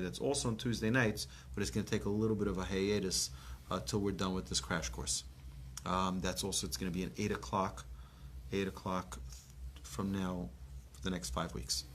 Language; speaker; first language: English; native; English